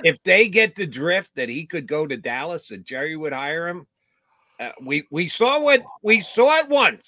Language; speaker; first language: English; native; English